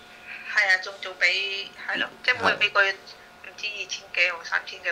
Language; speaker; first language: Cantonese; non-native, fluent; Indonesian